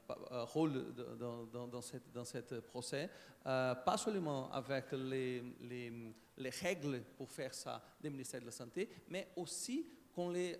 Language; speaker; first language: French; non-native, learner; Portuguese